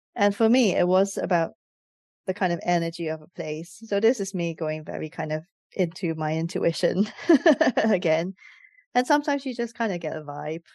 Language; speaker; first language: English; native; English